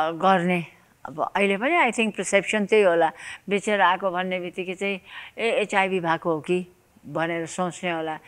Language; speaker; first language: Nepali; native; Nepali